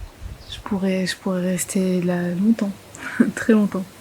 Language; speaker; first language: French; native; French